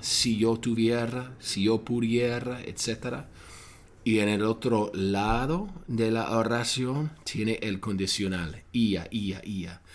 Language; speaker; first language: Spanish; non-native, fluent; English